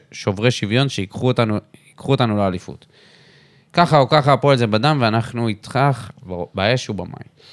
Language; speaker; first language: Hebrew; native; Hebrew